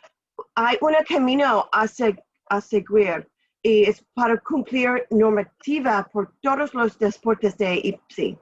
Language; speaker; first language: Spanish; non-native, learner; English